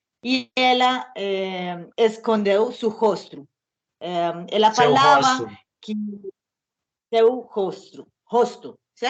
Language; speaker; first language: Portuguese; non-native, learner; Spanish